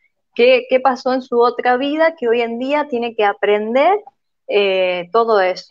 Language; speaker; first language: Spanish; native; Spanish